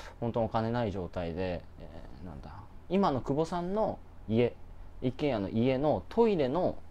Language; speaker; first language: Japanese; native; Japanese